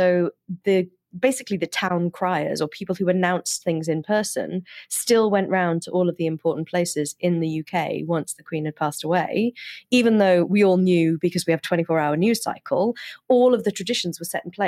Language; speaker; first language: English; native; English